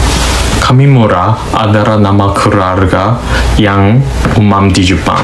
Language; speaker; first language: Indonesian; non-native, learner; Japanese